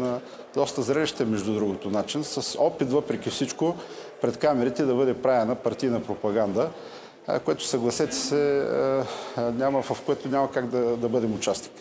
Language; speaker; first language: Bulgarian; native; Bulgarian